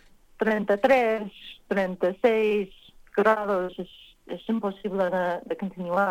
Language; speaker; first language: Spanish; non-native, learner; English